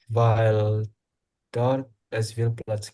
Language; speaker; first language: German; non-native, learner; Indonesian